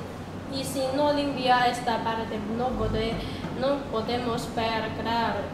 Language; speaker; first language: Spanish; non-native, learner; Chinese